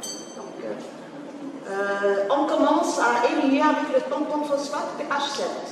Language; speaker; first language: French; non-native, local second language; Arabic